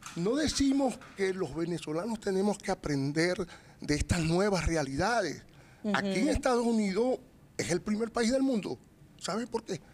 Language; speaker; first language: Spanish; native; Spanish